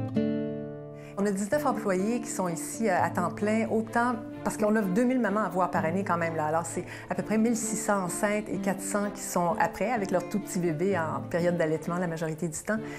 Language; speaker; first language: French; native; French